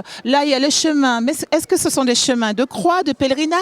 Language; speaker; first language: French; native; French